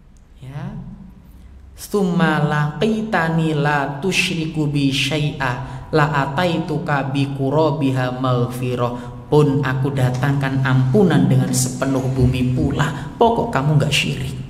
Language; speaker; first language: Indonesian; non-native, local second language; Javanese